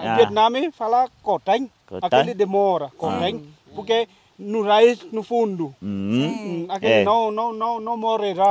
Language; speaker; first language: Portuguese; non-native, learner; Vietnamese